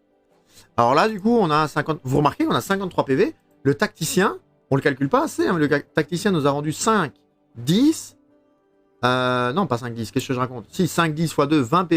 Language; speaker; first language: French; native; French